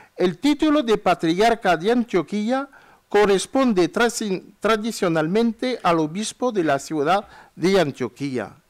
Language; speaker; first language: Spanish; non-native, fluent; French